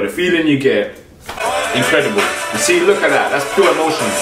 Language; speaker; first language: English; native; English